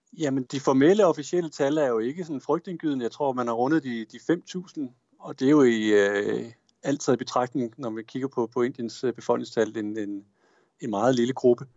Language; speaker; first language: Danish; native; Danish